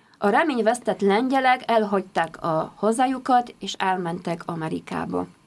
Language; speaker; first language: Hungarian; non-native, fluent; Polish